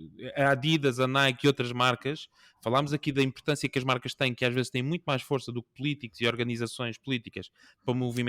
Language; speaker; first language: Portuguese; native; Portuguese